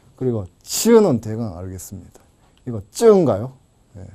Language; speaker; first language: Korean; native; Korean